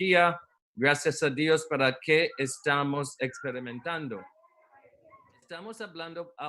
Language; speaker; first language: Spanish; non-native, learner; English